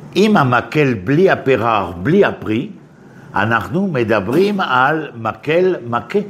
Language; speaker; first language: Hebrew; non-native, fluent; French